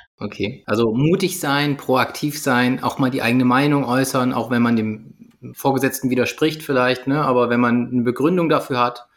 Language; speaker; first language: German; native; German